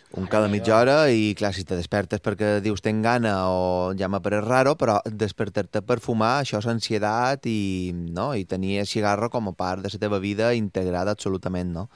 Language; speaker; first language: Catalan; native; Catalan